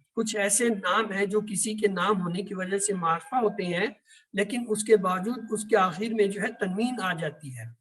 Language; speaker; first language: Urdu; native; Urdu